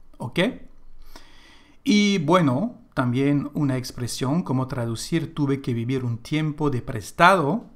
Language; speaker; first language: Spanish; non-native, fluent; French